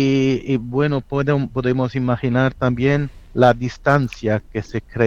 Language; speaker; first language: Spanish; non-native, fluent; Italian